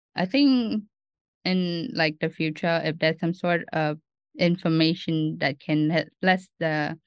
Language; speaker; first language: English; non-native, fluent; Vietnamese